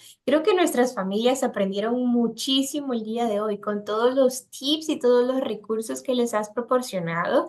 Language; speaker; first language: Spanish; native; Spanish